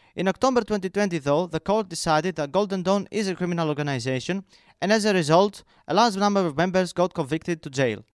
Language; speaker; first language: English; non-native, fluent; Greek